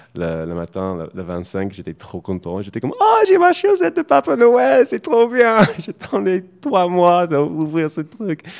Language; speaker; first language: French; non-native, fluent; English